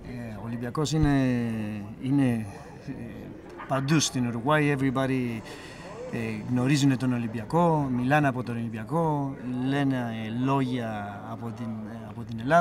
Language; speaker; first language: Greek; non-native, fluent; Spanish